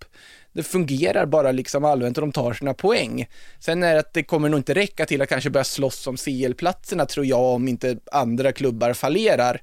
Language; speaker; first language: Swedish; native; Swedish